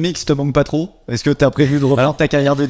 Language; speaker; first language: French; native; French